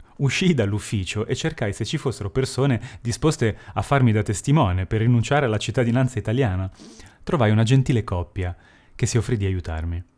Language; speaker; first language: Italian; early bilingual, heritage; Italian